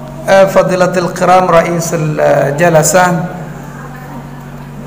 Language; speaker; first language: Arabic; non-native, fluent; Indonesian